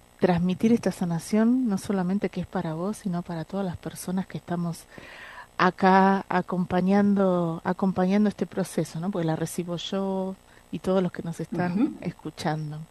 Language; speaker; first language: Spanish; native; Spanish